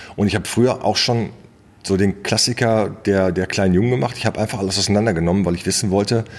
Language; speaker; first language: German; native; German